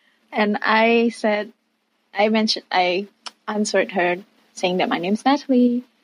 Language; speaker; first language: English; native; English